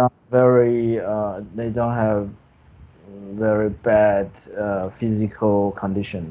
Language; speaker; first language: English; non-native, fluent; Chinese